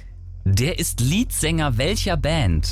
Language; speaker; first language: German; native; German